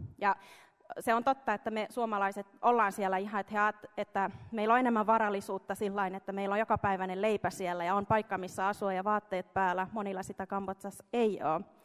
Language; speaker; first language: Finnish; early bilingual, heritage; Finnish